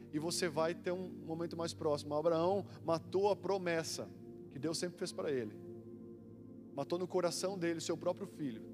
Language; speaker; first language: Portuguese; native; Portuguese